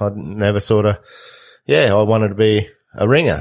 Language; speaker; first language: English; native; English